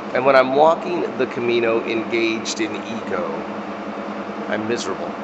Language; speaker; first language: English; native; English